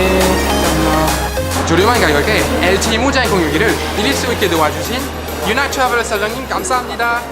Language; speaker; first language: Korean; native; Korean